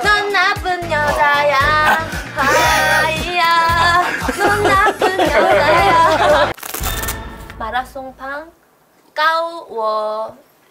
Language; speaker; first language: Chinese; non-native, learner; Korean